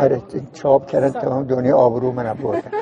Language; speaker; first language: Persian; native; Persian